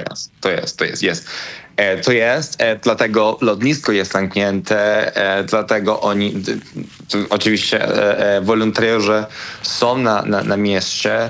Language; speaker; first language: Polish; non-native, learner; Spanish